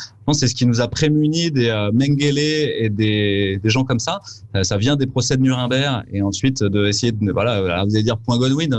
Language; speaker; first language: French; native; French